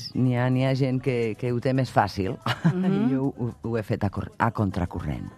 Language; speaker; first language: Catalan; non-native, local second language; Spanish